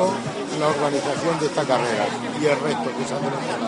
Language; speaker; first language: Spanish; native; Spanish